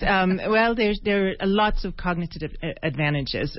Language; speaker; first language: English; non-native, fluent; Swedish